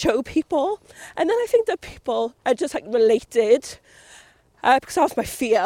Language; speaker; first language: English; native; English